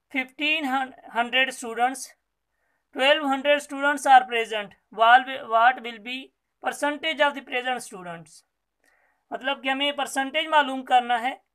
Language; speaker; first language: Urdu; non-native, local second language; Sindhi